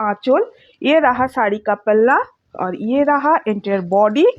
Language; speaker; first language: Hindi; non-native, local second language; Bangla